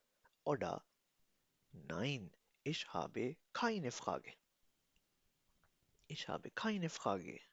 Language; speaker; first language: German; non-native, fluent; Urdu